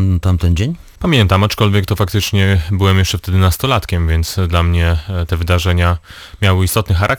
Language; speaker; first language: Polish; native; Polish